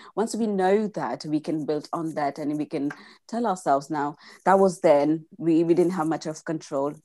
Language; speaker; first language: English; non-native, local second language; Gujarati